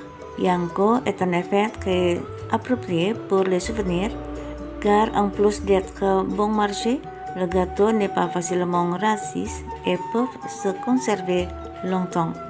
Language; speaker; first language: French; non-native, fluent; Indonesian